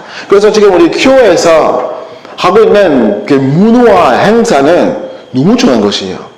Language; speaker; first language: Korean; non-native, learner; French